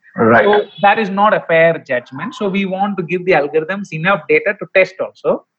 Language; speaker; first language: English; non-native, local second language; Malayalam